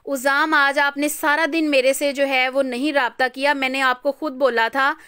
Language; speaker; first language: Urdu; native; Urdu